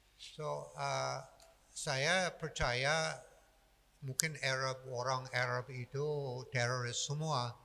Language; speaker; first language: Indonesian; non-native, fluent; English